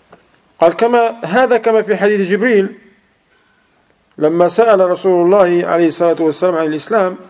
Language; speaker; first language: Arabic; non-native, fluent; English